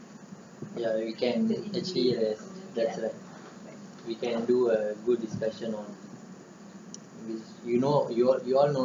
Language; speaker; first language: English; non-native, learner; Malay